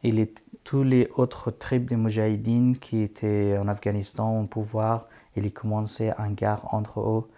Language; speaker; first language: French; non-native, fluent; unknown